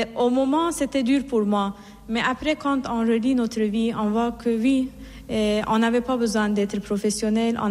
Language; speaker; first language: French; non-native, fluent; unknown